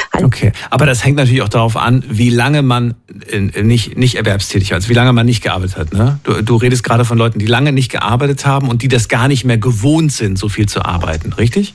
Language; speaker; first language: German; native; German